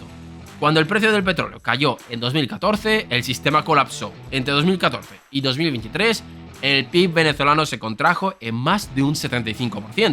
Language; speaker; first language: Spanish; native; Spanish